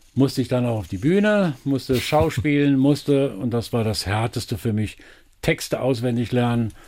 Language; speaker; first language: German; native; German